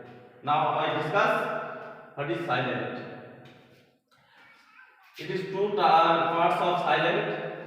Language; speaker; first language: English; non-native, local second language; Bangla